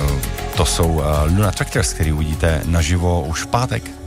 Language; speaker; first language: Czech; native; Czech